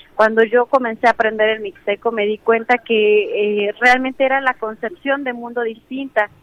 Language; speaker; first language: Spanish; native; Spanish